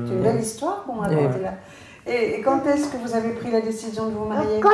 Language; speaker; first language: French; native; French